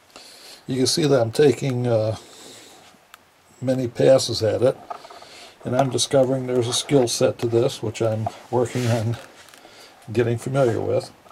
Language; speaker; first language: English; native; English